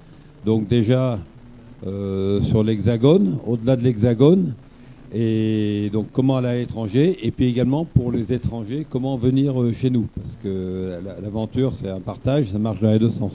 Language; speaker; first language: French; native; French